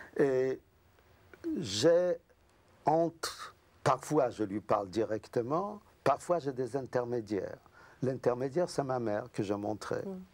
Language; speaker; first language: French; non-native, fluent; Yiddish